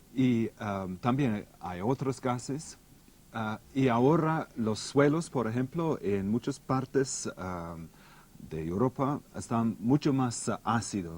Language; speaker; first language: Spanish; non-native, fluent; English